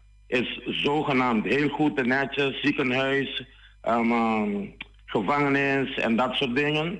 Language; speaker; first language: Dutch; non-native, local second language; Papiamento